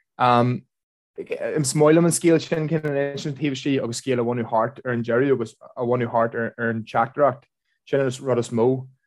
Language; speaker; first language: Irish; non-native, local second language; English